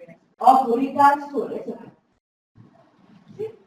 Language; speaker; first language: English; non-native, fluent; Indonesian